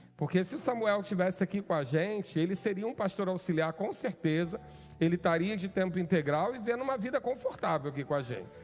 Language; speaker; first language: Portuguese; native; Portuguese